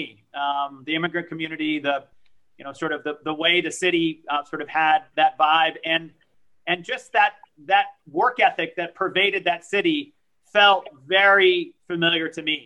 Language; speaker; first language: English; early bilingual, other home language; French